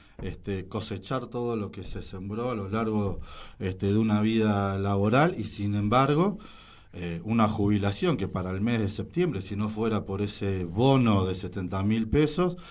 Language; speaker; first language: Spanish; native; Spanish